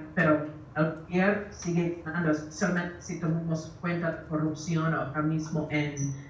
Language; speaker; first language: Spanish; early bilingual, other home language; English